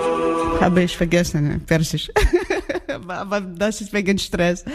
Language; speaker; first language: German; non-native, learner; Ukrainian